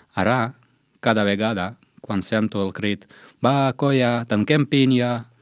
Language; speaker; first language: Catalan; non-native, fluent; Russian